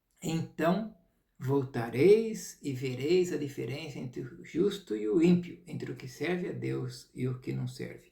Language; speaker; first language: Portuguese; native; Portuguese